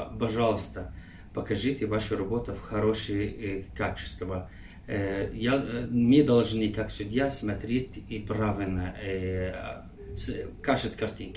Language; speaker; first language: Russian; non-native, learner; Arabic